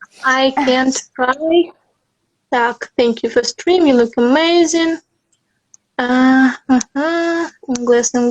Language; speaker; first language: English; non-native, learner; Russian